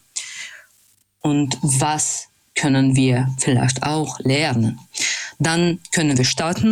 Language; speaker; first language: German; non-native, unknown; Russian